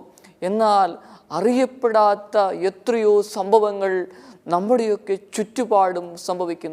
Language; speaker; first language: Malayalam; native; Malayalam